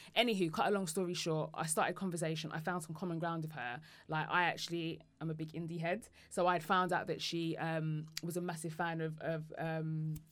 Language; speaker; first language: English; native; English